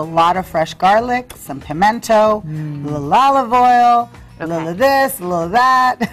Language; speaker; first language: English; native; English